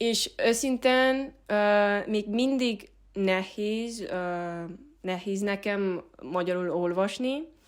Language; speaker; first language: Hungarian; non-native, learner; Spanish